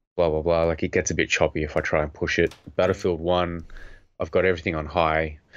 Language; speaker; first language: English; native; English